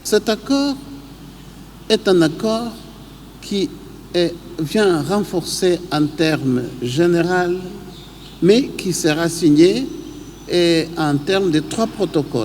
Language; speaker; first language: French; non-native, fluent; Spanish